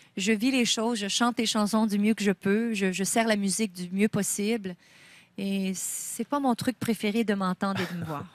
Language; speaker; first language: French; native; French